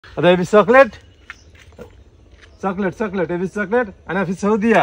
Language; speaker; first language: Arabic; non-native, learner; Bangla